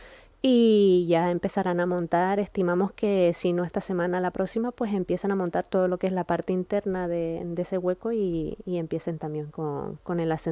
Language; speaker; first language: Spanish; native; Spanish